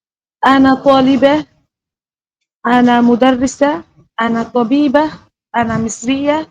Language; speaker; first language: Arabic; non-native, learner; Bangla